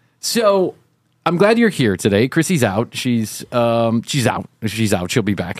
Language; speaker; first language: English; native; English